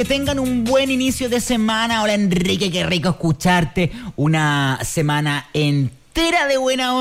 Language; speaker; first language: Spanish; native; Spanish